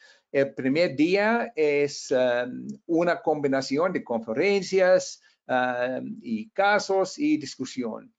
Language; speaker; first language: Spanish; non-native, fluent; English